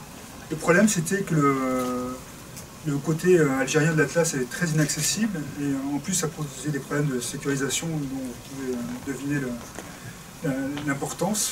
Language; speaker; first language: French; native; French